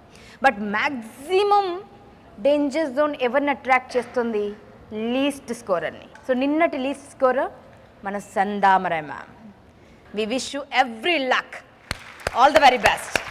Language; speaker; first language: Telugu; native; Telugu